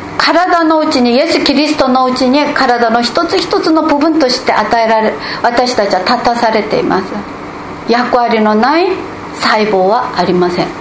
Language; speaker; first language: Japanese; non-native, fluent; Korean